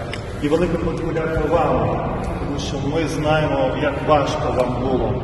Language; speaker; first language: Ukrainian; non-native, fluent; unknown